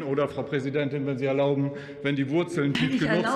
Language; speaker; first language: German; non-native, local second language; Low German